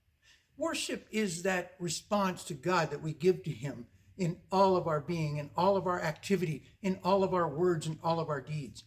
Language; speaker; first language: English; native; English